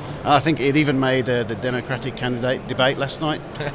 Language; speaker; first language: English; native; English